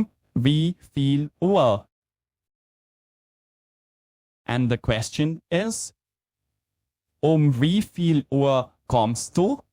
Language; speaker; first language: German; non-native, fluent; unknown